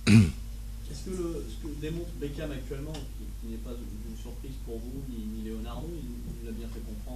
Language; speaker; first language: French; native; French